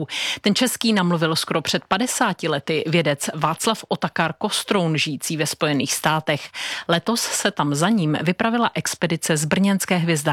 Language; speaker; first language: Czech; native; Czech